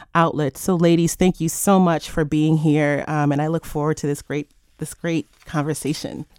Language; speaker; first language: English; native; English